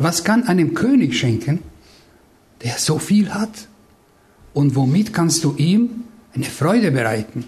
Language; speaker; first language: German; non-native, fluent; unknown